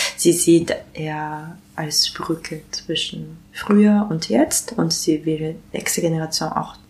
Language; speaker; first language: German; non-native, learner; Japanese